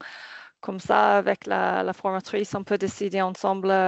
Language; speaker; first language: French; non-native, fluent; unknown